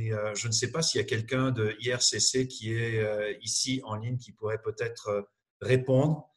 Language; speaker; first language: French; non-native, fluent; English